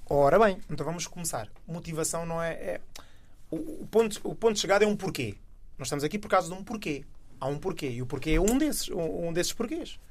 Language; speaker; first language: Portuguese; early bilingual, other home language; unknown